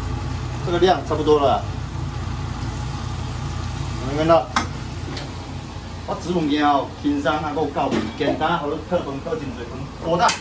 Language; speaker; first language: Chinese; native; Chinese